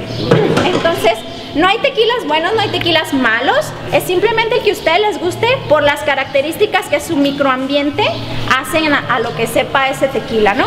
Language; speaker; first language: Spanish; native; Spanish